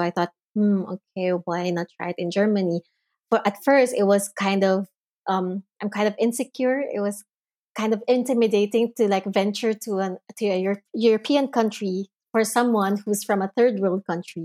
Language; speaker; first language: English; non-native, local second language; Filipino